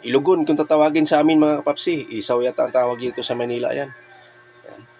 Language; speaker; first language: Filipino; non-native, local second language; Cebuano